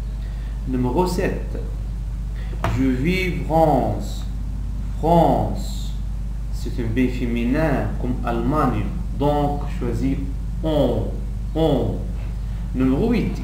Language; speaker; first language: French; non-native, local second language; Arabic